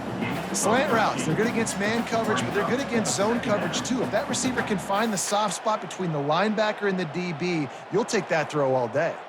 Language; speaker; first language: English; native; English